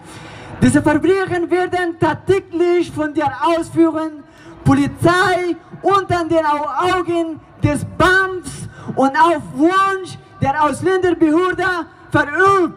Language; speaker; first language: German; non-native, learner; Persian